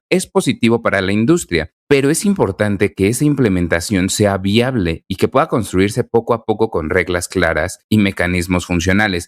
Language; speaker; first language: Spanish; native; Spanish